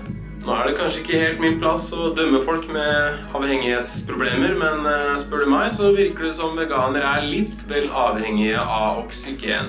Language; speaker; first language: Norwegian; native; Norwegian